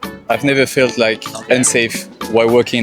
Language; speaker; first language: English; non-native, fluent; French